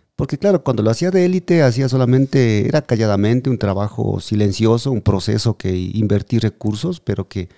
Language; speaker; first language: Spanish; native; Spanish